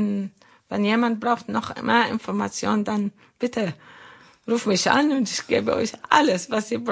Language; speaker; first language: German; non-native, learner; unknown